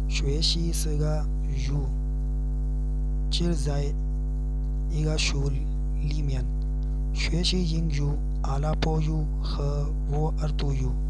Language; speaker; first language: Chinese; non-native, learner; Urdu